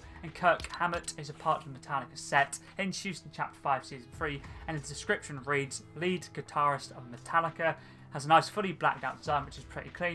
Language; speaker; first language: English; native; English